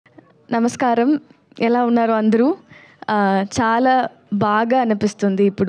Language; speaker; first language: Telugu; non-native, learner; Tamil